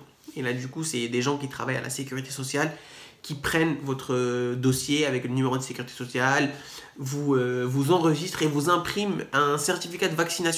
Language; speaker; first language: French; native; French